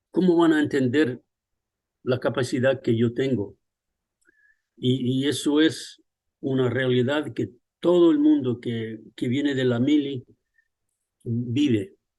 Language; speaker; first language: Spanish; early bilingual, other home language; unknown